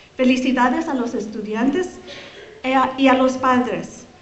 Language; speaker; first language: Spanish; early bilingual, heritage; Spanish